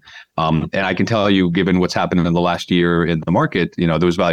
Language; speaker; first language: English; native; English